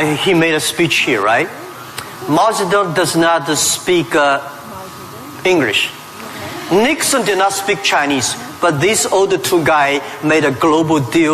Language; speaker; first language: English; non-native, fluent; Chinese